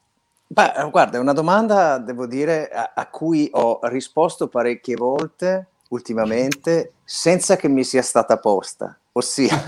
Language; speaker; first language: Italian; native; Italian